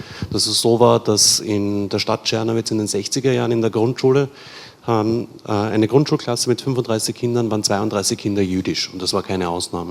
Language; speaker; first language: German; native; German